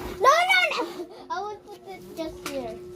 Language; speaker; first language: English; non-native, local second language; Filipino